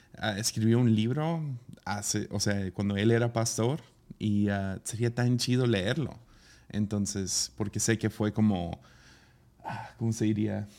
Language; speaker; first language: Spanish; native; Spanish